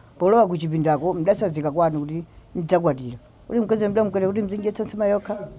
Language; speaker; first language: Nyanja; native; Nyanja